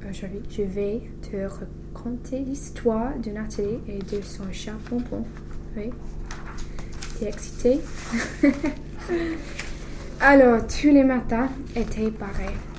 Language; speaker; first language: French; non-native, learner; English